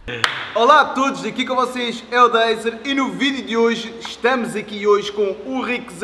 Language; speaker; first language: Portuguese; native; Portuguese